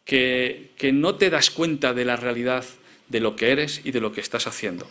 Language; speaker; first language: Spanish; native; Spanish